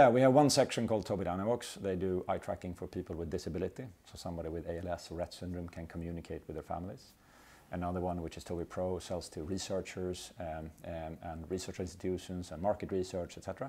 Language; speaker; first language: English; non-native, fluent; Swedish